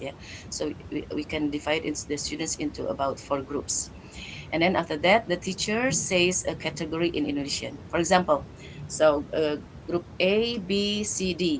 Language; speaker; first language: English; non-native, learner; Indonesian